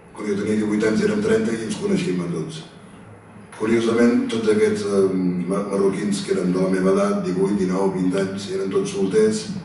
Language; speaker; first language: Catalan; native; Catalan